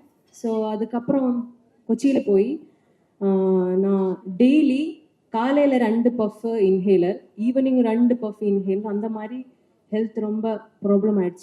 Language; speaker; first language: Tamil; non-native, learner; Malayalam